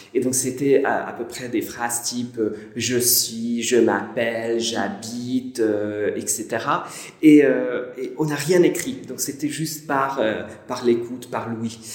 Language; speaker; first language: French; non-native, fluent; Hungarian